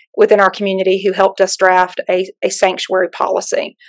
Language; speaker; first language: English; native; English